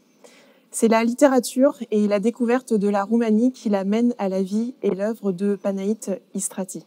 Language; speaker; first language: French; native; French